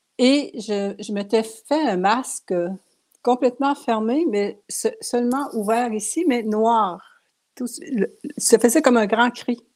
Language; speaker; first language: French; non-native, local second language; Cree